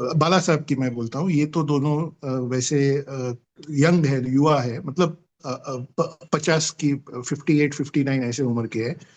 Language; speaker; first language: Hindi; non-native, local second language; Marathi